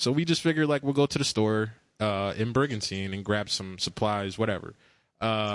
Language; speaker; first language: English; native; English